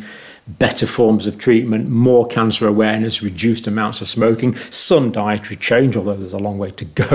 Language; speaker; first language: English; native; English